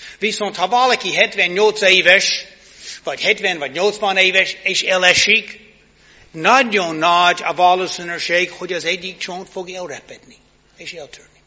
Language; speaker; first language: Hungarian; non-native, learner; English